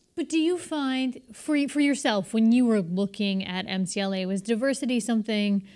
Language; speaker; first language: English; native; English